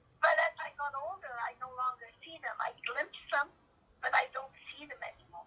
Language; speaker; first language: English; native; English